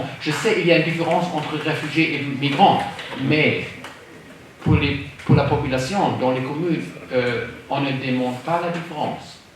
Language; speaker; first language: French; non-native, fluent; German